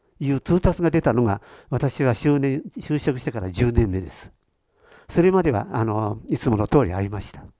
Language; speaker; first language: Japanese; native; Japanese